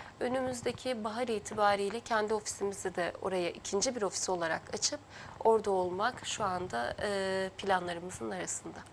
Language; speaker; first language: Turkish; early bilingual, heritage; Turkish